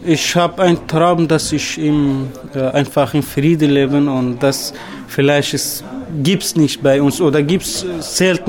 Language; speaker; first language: German; non-native, learner; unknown